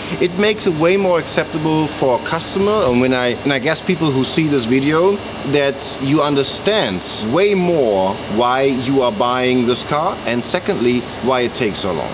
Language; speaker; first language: English; non-native, fluent; German